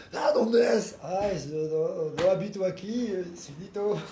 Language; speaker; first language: Spanish; non-native, learner; French